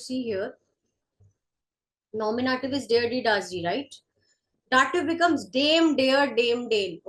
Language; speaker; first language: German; non-native, fluent; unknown